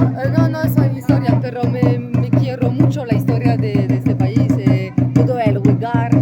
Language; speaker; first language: Spanish; non-native, learner; French